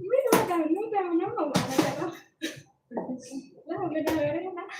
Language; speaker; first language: Arabic; non-native, learner; Tigrinya